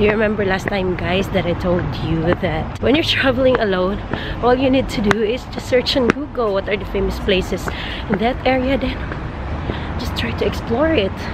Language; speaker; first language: English; non-native, local second language; Filipino